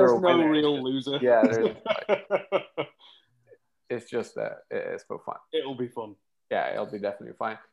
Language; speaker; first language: English; non-native, fluent; Persian